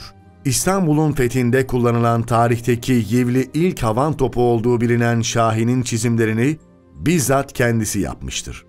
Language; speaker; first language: Turkish; native; Turkish